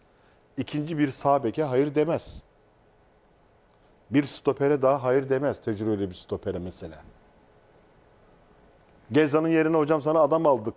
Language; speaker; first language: Turkish; native; Turkish